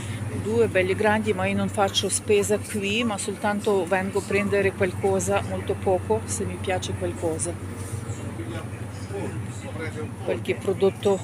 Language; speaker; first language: Italian; non-native, fluent; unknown